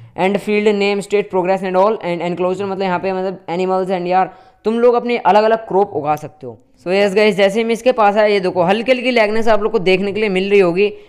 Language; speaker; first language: Hindi; native; Hindi